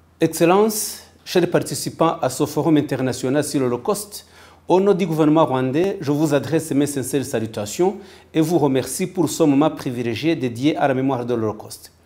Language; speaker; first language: French; non-native, local second language; Kinyarwanda